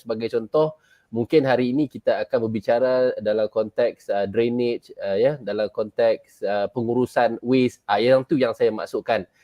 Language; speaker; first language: Malay; native; Malay